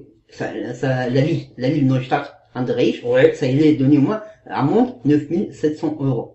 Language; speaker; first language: French; non-native, learner; Kazakh